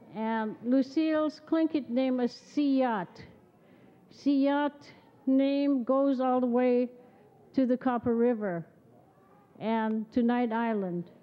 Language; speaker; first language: English; native; English